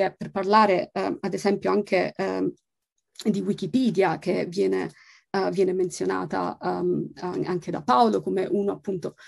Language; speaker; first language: Italian; native; Italian